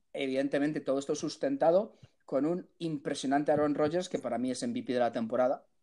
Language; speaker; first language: Spanish; early bilingual, heritage; Spanish